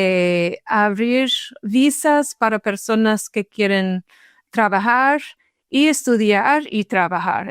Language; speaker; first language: Spanish; non-native, fluent; English